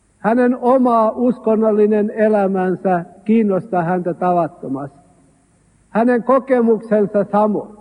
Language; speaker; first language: Finnish; non-native, local second language; Swedish